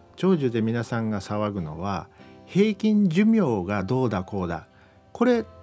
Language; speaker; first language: Japanese; native; Japanese